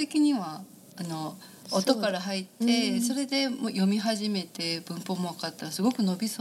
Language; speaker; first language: Japanese; native; Japanese